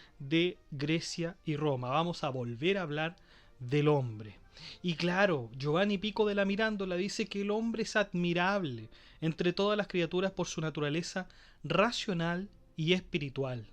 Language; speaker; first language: Spanish; native; Spanish